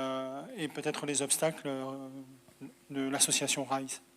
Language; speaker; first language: French; native; French